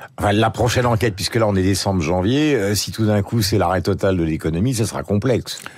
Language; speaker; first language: French; native; French